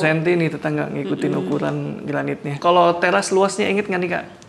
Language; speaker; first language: Indonesian; native; Indonesian